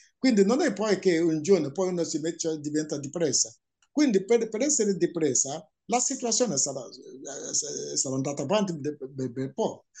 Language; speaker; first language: Italian; non-native, fluent; Igbo